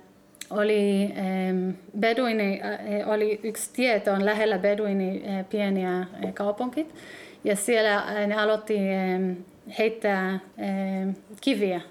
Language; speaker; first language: Finnish; early bilingual, heritage; Hebrew